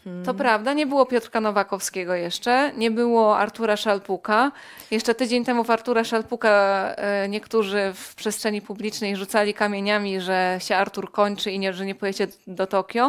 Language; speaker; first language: Polish; native; Polish